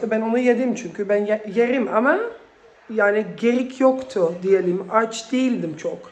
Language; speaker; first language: Turkish; early bilingual, heritage; Turkish